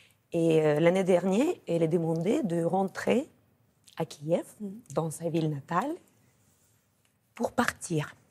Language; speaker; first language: French; non-native, fluent; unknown